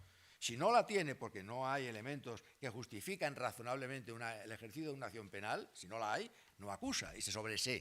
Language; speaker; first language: Spanish; native; Spanish